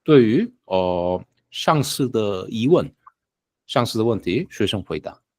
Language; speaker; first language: Chinese; non-native, fluent; Korean